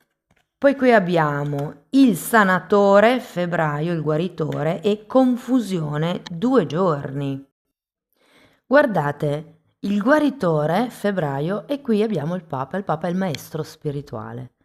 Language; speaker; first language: Italian; native; Italian